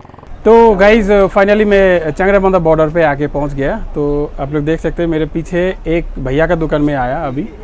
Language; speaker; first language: Hindi; non-native, local second language; Bangla